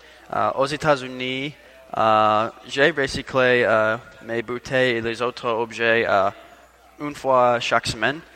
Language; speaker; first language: French; non-native, learner; English